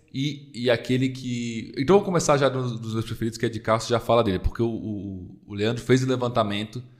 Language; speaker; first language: Portuguese; early bilingual, other home language; Spanish